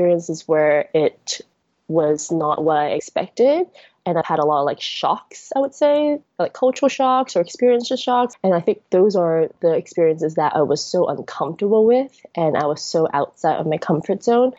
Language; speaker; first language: English; non-native, local second language; Cantonese